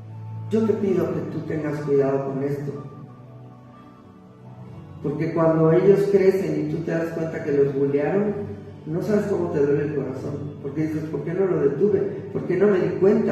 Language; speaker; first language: Spanish; native; Spanish